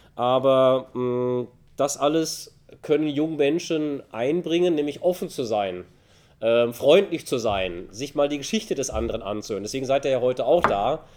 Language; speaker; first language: German; native; German